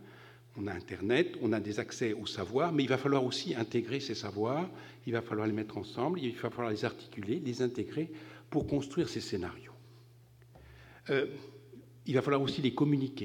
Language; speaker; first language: French; native; French